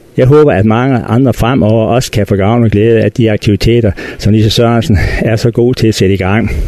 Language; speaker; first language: Danish; native; Danish